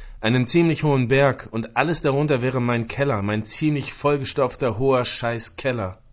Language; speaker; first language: German; native; German